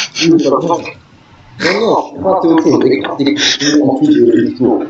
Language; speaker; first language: French; native; French